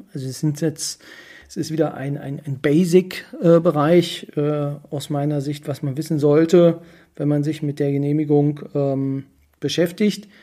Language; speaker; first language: German; native; German